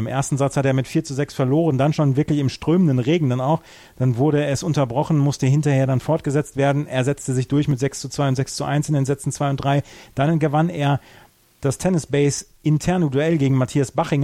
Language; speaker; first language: German; native; German